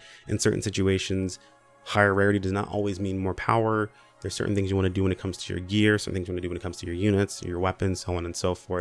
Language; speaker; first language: English; native; English